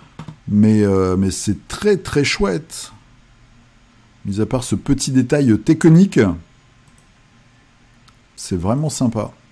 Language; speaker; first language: French; native; French